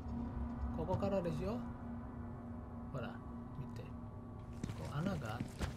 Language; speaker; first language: Japanese; non-native, fluent; Indonesian